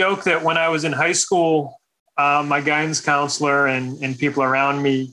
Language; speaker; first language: English; native; English